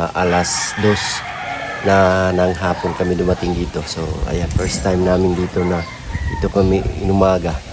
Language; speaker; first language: Filipino; non-native, local second language; Cebuano